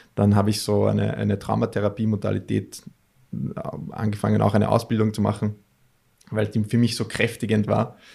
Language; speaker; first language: German; native; German